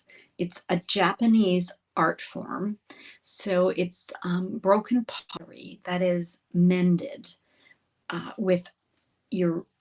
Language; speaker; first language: English; native; English